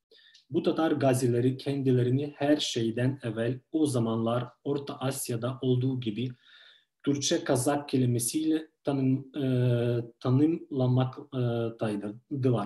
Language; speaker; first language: Turkish; non-native, fluent; Ukrainian